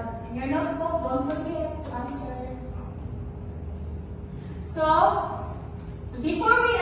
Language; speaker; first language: English; non-native, local second language; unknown